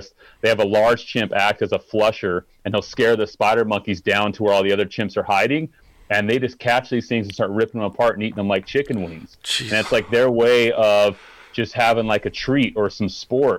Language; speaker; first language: English; native; English